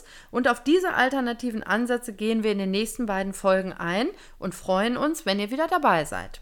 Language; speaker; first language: German; native; German